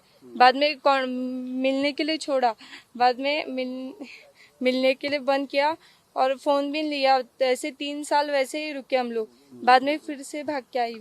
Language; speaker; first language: Hindi; non-native, local second language; Marathi